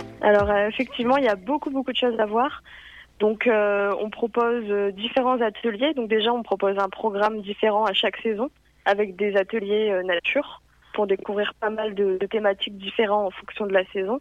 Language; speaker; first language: French; native; French